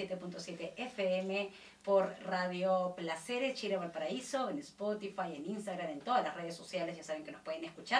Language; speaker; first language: Spanish; native; Spanish